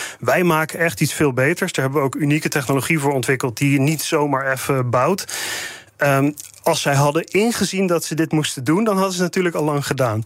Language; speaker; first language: Dutch; native; Dutch